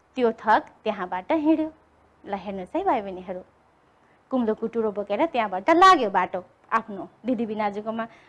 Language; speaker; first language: Nepali; native; Nepali